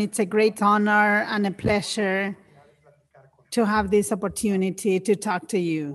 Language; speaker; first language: English; non-native, fluent; Spanish